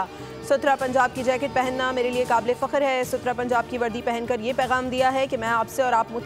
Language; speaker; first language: Urdu; native; Urdu